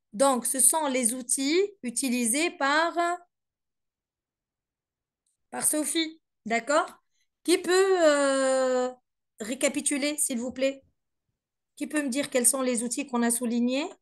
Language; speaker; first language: French; non-native, fluent; Arabic